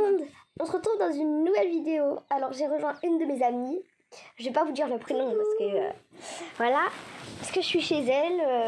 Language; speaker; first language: French; native; French